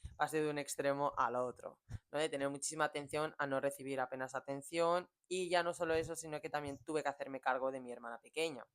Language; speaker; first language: Spanish; early bilingual, other home language; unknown